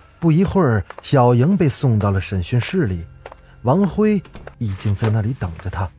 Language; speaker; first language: Chinese; native; Chinese